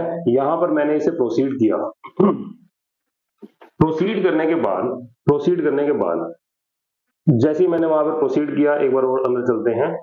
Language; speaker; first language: Hindi; native; Hindi